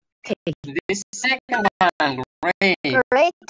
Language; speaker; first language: English; non-native, learner; Russian